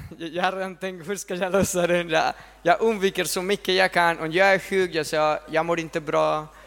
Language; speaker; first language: Swedish; non-native, fluent; Spanish